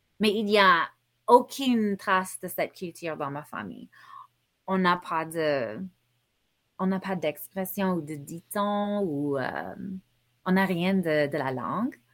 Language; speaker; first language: French; non-native, fluent; English